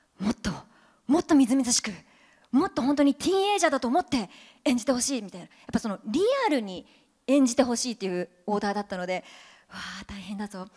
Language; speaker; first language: Japanese; native; Japanese